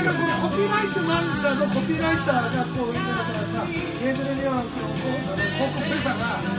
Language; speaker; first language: Korean; non-native, learner; Japanese